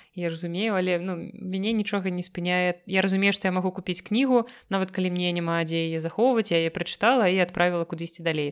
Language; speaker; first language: Belarusian; native; Belarusian